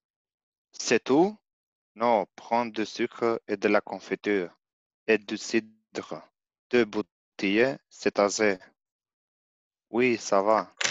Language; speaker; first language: French; non-native, learner; Albanian